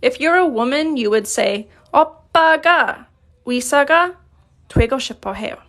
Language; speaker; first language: Korean; non-native, fluent; English